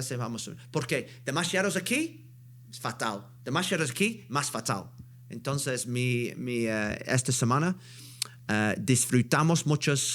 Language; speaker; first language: Spanish; non-native, learner; English